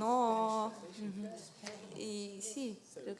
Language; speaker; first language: Spanish; non-native, learner; French